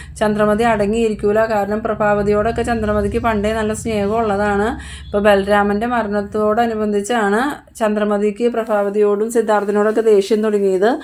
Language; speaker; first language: Malayalam; native; Malayalam